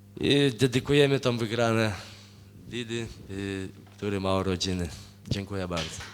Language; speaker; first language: Polish; non-native, fluent; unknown